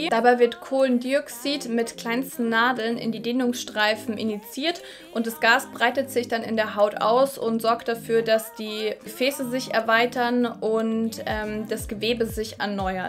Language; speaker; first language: German; native; German